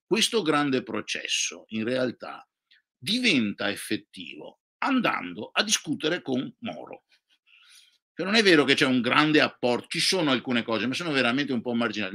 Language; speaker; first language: Italian; native; Italian